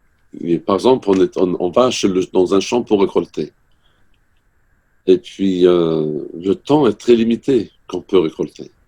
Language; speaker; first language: French; non-native, fluent; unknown